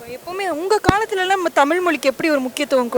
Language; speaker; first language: Tamil; native; Tamil